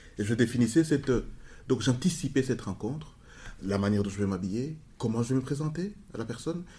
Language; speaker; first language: French; non-native, local second language; Kinyarwanda